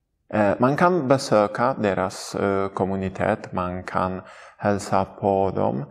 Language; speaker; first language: Swedish; non-native, fluent; Polish